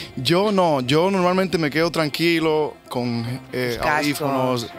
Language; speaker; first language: Spanish; early bilingual, heritage; Spanish